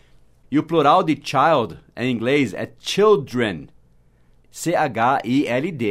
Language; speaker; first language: Portuguese; non-native, fluent; English